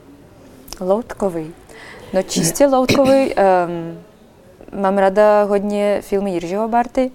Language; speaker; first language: Czech; non-native, fluent; Russian